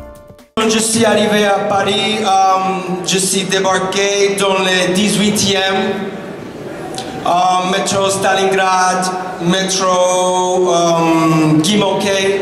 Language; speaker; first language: French; non-native, fluent; English